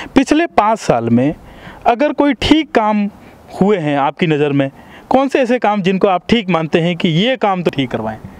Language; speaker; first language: Hindi; native; Hindi